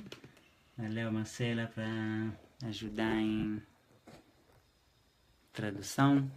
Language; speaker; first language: Portuguese; non-native, fluent; Hebrew